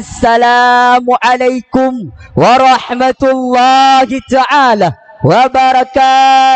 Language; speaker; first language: Arabic; non-native, learner; Achinese